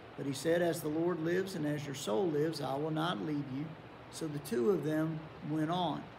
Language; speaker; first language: English; native; English